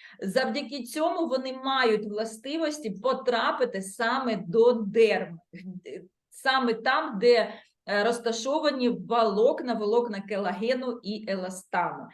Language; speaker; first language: Ukrainian; non-native, local second language; Russian